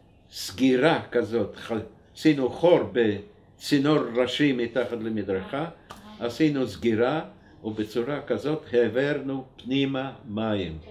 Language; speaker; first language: Hebrew; non-native, fluent; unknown